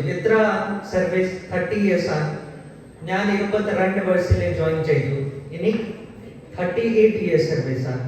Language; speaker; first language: Malayalam; non-native, learner; Hindi